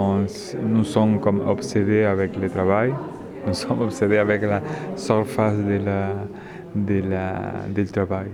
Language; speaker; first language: French; non-native, learner; Spanish